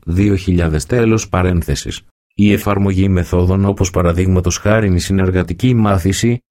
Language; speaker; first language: Greek; native; Greek